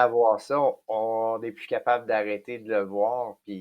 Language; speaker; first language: French; native; French